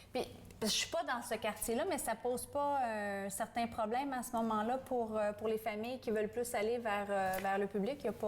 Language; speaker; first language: French; native; French